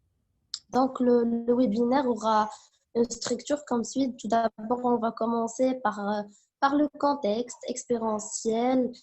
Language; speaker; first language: French; non-native, local second language; Arabic